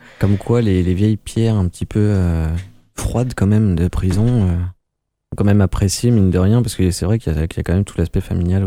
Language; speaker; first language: French; native; French